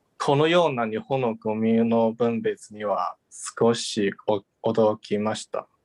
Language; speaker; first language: Japanese; non-native, learner; Chinese